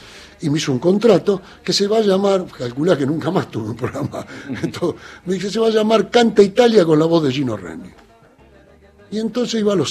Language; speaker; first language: Spanish; native; Spanish